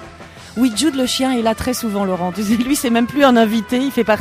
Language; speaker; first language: French; native; French